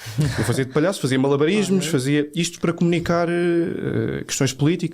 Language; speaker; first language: Portuguese; native; Portuguese